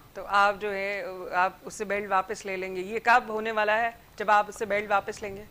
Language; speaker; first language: Urdu; native; Urdu